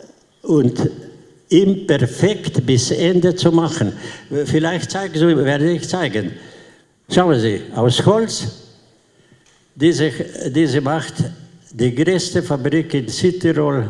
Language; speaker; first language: German; non-native, learner; Slovenian